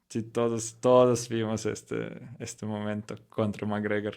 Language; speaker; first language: Spanish; non-native, learner; Russian